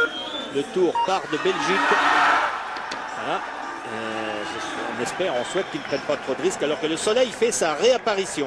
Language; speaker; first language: French; native; French